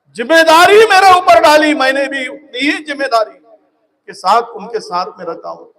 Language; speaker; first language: Hindi; non-native, local second language; Marathi